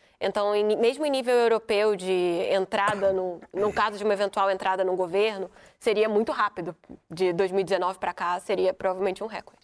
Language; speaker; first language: Portuguese; native; Portuguese